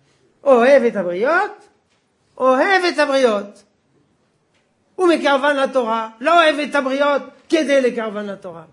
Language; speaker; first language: Hebrew; non-native, fluent; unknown